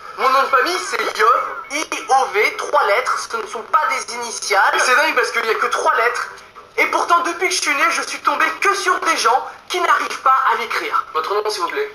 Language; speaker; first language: French; native; French